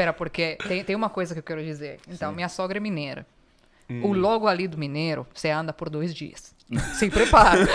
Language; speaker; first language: Portuguese; non-native, fluent; Italian